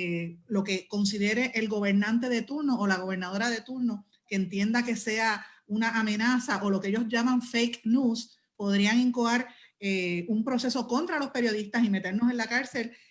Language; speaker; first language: Spanish; native; Spanish